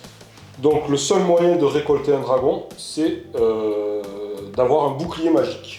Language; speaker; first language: French; native; French